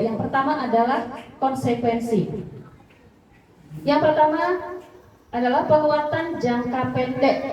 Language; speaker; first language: Indonesian; native; Indonesian